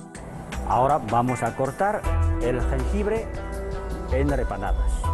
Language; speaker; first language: Spanish; non-native, fluent; Chinese